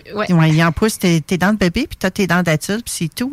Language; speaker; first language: French; native; French